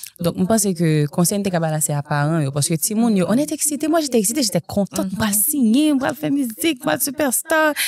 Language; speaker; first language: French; non-native, local second language; Haitian Creole